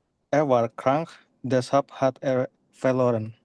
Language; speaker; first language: German; non-native, learner; Indonesian